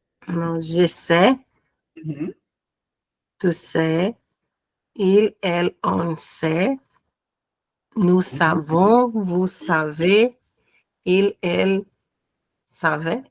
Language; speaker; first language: French; non-native, learner; Portuguese